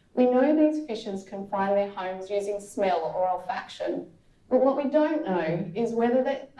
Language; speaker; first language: English; native; English